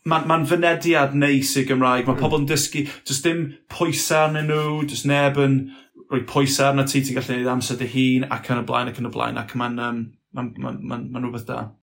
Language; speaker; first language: Welsh; non-native, local second language; English